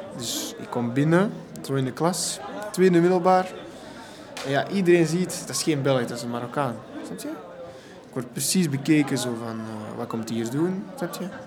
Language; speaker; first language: Dutch; early bilingual, other home language; Arabic